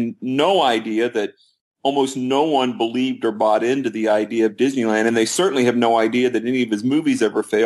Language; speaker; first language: English; native; English